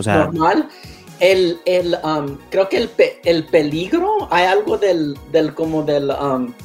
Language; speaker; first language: Spanish; non-native, learner; English